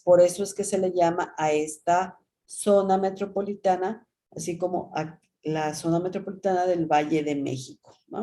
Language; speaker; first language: Spanish; native; Spanish